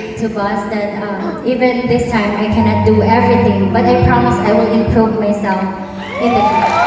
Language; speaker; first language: English; non-native, learner; Thai